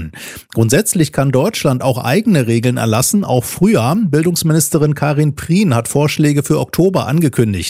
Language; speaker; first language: German; native; German